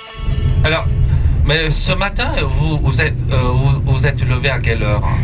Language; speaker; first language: French; non-native, fluent; Chinese